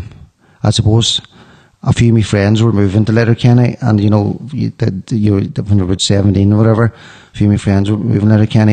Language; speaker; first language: English; native; English